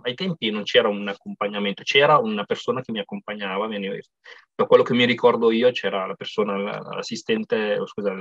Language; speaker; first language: Italian; early bilingual, other home language; Vietnamese